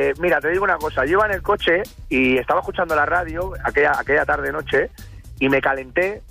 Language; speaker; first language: Spanish; native; Spanish